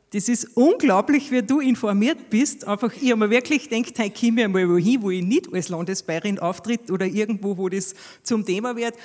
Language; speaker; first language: German; native; German